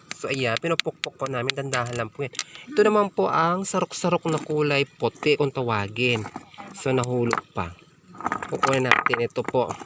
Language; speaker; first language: Filipino; non-native, local second language; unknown